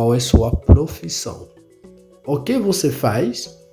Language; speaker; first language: Portuguese; non-native, learner; Haitian Creole